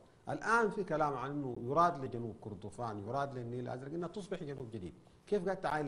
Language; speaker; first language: Arabic; native; Arabic